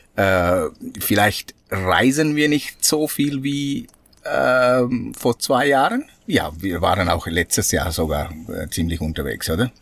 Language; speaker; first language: German; non-native, fluent; Sinhala